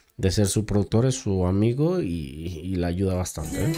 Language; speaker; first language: Spanish; native; Spanish